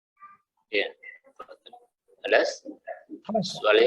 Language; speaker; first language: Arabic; non-native, fluent; Indonesian